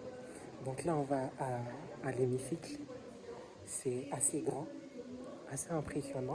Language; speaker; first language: French; native; French